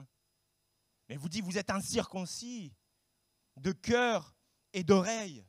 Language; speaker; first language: French; native; French